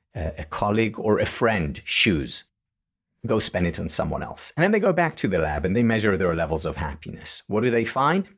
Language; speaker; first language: English; non-native, fluent; Hebrew